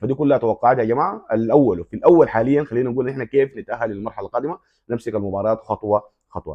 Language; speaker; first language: Arabic; native; Arabic